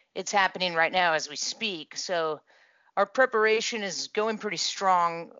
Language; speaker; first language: English; native; English